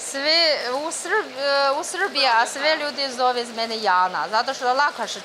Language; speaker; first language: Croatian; non-native, learner; Chinese